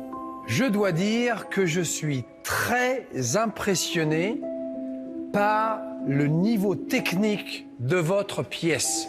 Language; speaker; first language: French; native; French